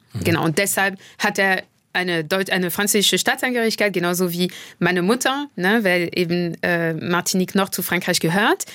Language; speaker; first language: German; non-native, fluent; French